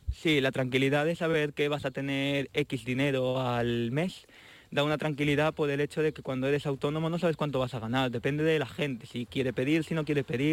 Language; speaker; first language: Spanish; native; Spanish